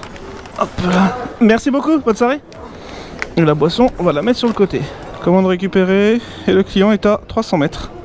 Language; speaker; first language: French; native; French